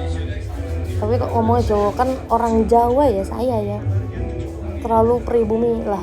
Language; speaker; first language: Indonesian; native; Indonesian